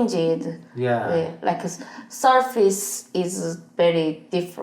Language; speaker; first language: English; non-native, learner; Korean